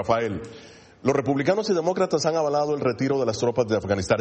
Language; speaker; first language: Spanish; native; Spanish